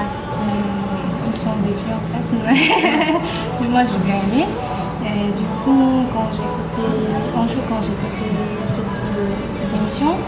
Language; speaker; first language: French; non-native, fluent; Korean